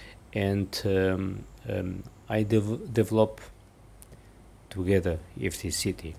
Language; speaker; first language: English; non-native, learner; German